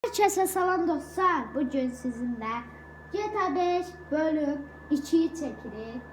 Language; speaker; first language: Turkish; non-native, learner; Azerbaijani